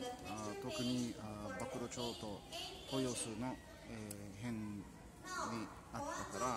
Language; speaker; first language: Japanese; non-native, learner; English